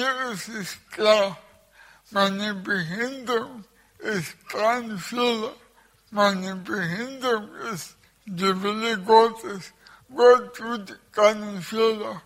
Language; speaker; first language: German; early bilingual, other home language; Russian